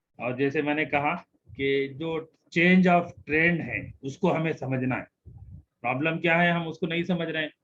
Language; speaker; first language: Urdu; native; Urdu